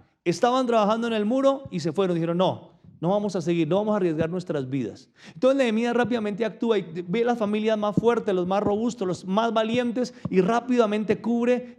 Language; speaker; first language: Spanish; native; Spanish